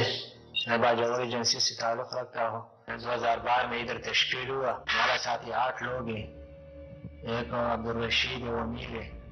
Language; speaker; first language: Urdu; non-native, local second language; Pashto